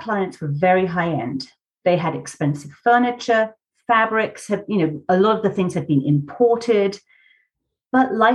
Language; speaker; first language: English; native; English